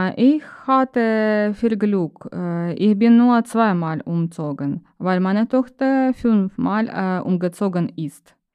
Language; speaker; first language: German; non-native, learner; Ukrainian